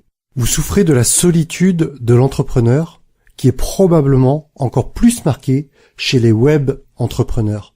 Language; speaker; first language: French; native; French